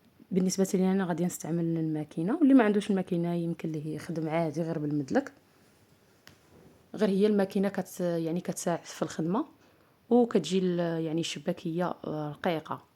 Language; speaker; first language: Arabic; native; Arabic